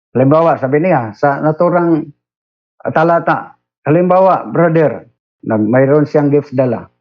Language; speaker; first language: Filipino; non-native, local second language; Cebuano